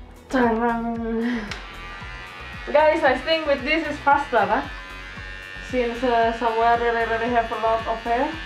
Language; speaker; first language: English; non-native, learner; Indonesian